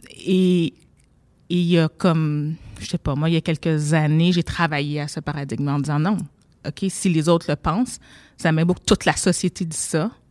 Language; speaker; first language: French; native; French